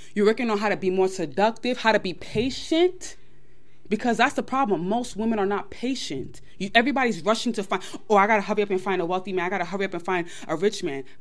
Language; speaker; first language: English; early bilingual, other home language; Yoruba